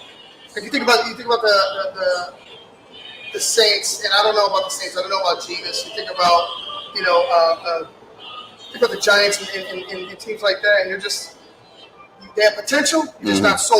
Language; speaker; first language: English; native; English